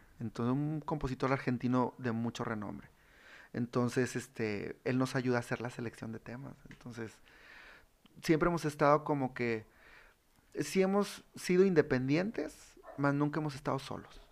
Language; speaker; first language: Spanish; native; Spanish